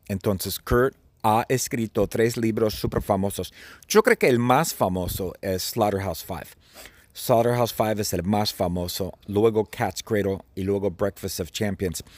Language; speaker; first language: Spanish; non-native, fluent; English